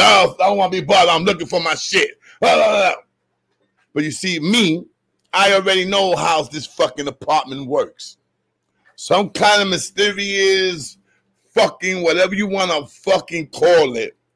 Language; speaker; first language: English; early bilingual, other home language; Spanish